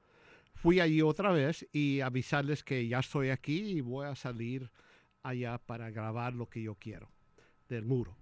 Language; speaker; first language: Spanish; early bilingual, heritage; Spanish